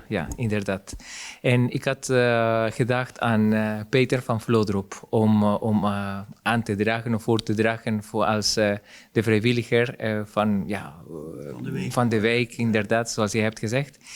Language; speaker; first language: Dutch; non-native, fluent; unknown